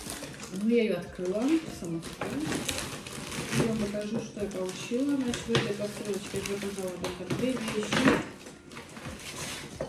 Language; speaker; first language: Russian; native; Russian